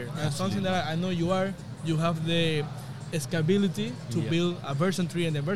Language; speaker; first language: English; non-native, fluent; Spanish